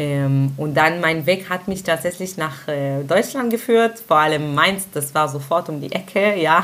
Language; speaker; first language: German; non-native, fluent; Hebrew